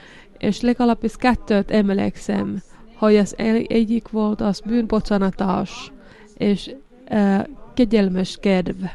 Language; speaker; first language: Hungarian; non-native, learner; Finnish